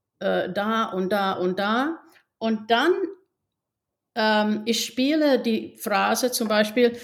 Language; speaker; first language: German; non-native, fluent; English